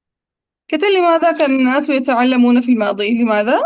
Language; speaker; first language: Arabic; non-native, fluent; Urdu